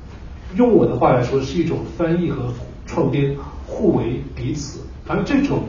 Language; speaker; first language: Chinese; native; Chinese